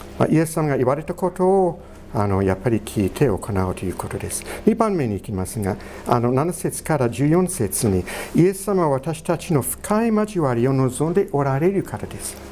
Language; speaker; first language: Japanese; non-native, fluent; English